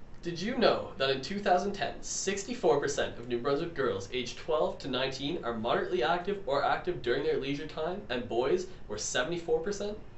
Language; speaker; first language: English; native; English